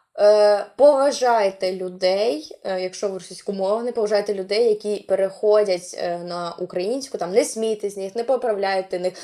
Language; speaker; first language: Ukrainian; non-native, local second language; Russian